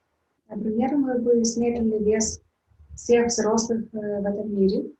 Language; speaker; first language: Russian; native; Russian